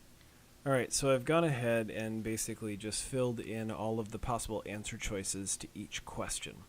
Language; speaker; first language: English; native; English